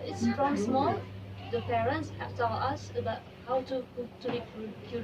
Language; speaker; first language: English; non-native, learner; Indonesian